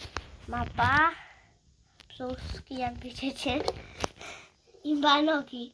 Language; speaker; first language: Polish; early bilingual, heritage; Polish